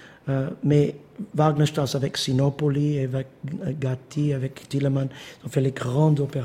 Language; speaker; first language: French; non-native, fluent; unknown